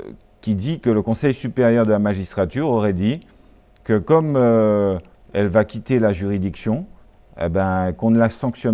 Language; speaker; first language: French; native; French